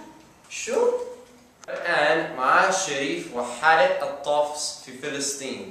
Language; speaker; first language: Arabic; non-native, learner; English